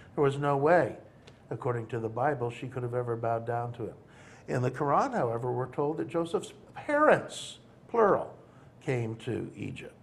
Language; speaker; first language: English; native; English